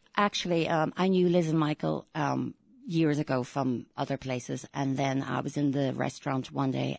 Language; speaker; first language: English; native; English